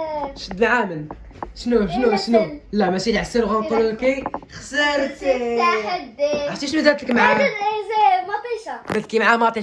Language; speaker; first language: Arabic; native; Arabic